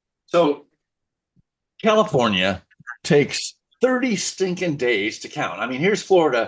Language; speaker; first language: English; native; English